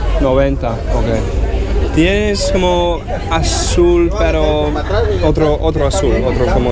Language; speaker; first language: Spanish; non-native, fluent; English